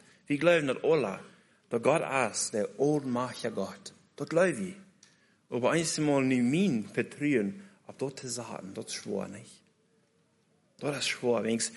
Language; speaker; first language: German; native; German